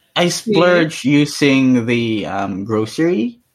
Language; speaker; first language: English; non-native, local second language; Hiligaynon